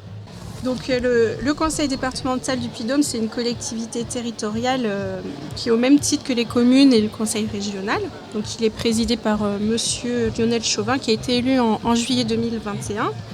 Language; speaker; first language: French; native; French